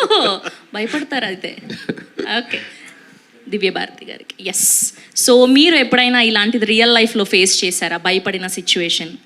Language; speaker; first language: Telugu; native; Telugu